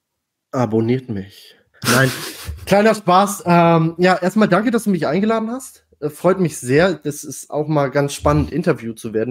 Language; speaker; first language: German; native; German